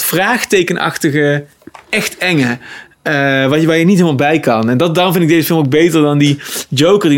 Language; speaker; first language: Dutch; native; Dutch